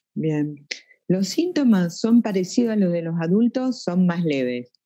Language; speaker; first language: Spanish; native; Spanish